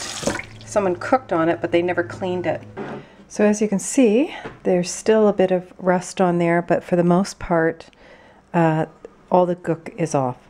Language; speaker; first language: English; native; English